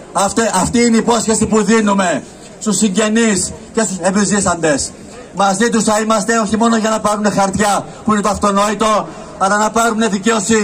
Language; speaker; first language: Greek; native; Greek